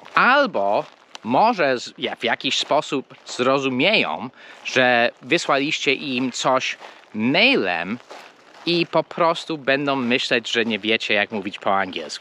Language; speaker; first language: Polish; non-native, fluent; English